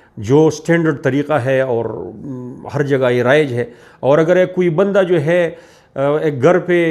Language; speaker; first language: Urdu; non-native, local second language; Pashto